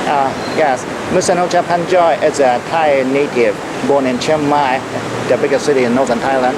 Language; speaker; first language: English; non-native, fluent; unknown